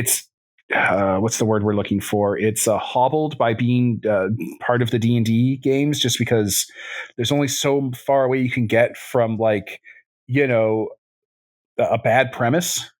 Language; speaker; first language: English; native; English